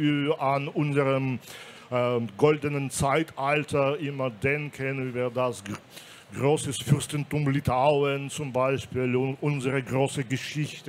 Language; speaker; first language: German; non-native, fluent; Belarusian